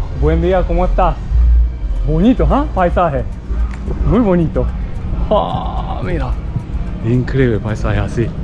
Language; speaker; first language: Spanish; non-native, learner; Japanese